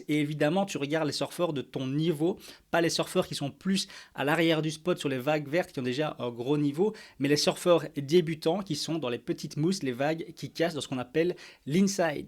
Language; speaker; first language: French; native; French